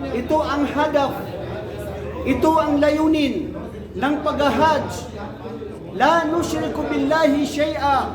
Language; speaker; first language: Filipino; non-native, local second language; Maranao